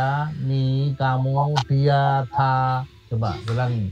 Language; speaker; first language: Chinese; non-native, learner; Indonesian